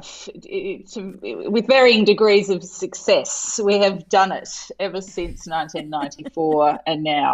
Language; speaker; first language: English; native; English